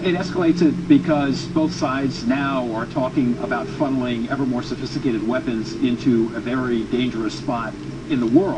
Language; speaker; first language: English; native; English